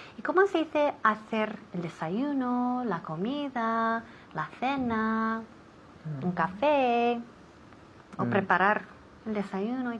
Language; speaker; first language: Spanish; non-native, fluent; English